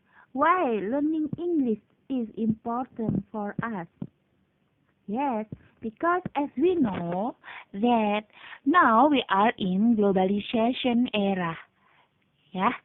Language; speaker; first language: English; non-native, fluent; Indonesian